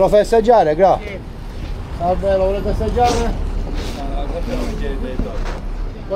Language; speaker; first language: Italian; native; Italian